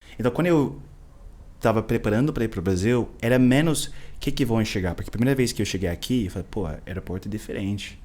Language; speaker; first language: Portuguese; non-native, fluent; English